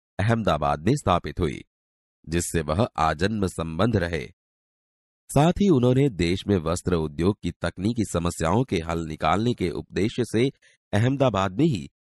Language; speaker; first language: Hindi; non-native, local second language; Gujarati